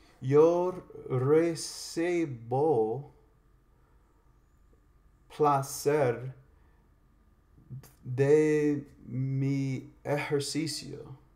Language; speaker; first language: Spanish; non-native, learner; English